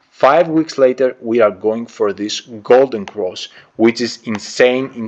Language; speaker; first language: English; non-native, fluent; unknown